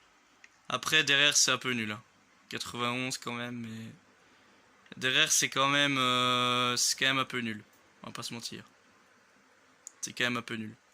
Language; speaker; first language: French; native; French